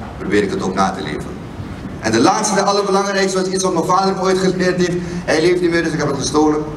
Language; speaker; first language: Dutch; native; Dutch